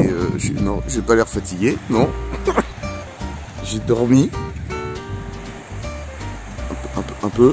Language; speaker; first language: French; native; French